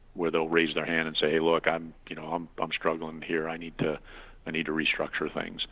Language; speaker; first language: English; native; English